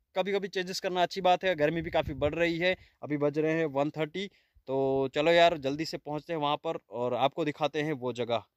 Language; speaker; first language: Hindi; non-native, local second language; Kachhi